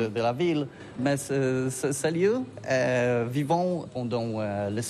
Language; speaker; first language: French; non-native, learner; Polish